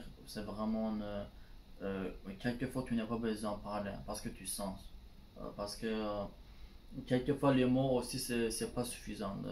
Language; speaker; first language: French; non-native, learner; Turkish